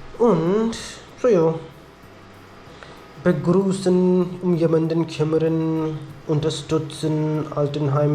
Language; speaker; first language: German; non-native, learner; Hindi